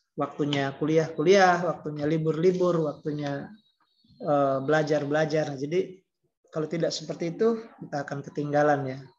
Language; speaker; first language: Indonesian; native; Indonesian